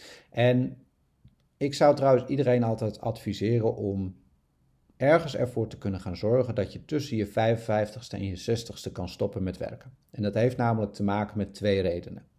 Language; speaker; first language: Dutch; native; Dutch